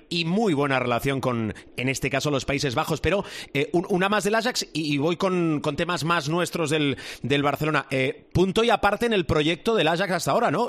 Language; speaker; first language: Spanish; native; Spanish